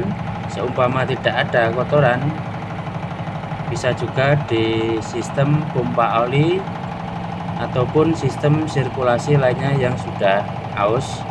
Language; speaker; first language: Indonesian; non-native, local second language; Javanese